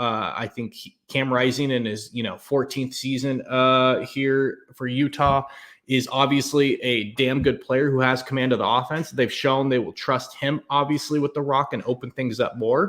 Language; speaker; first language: English; native; English